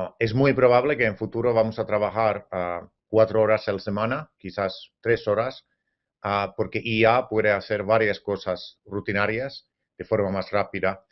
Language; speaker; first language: Spanish; non-native, fluent; Finnish